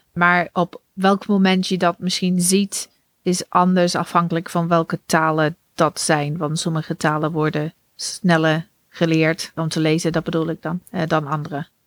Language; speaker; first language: Dutch; non-native, fluent; English